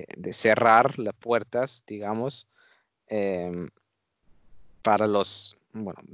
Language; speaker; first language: Spanish; non-native, fluent; Dutch